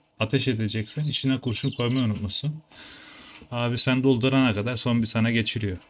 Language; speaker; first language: Turkish; early bilingual, heritage; Turkish